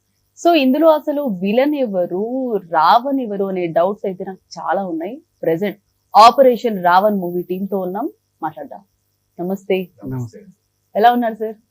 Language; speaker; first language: Telugu; native; Telugu